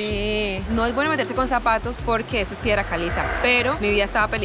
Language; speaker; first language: Spanish; native; Spanish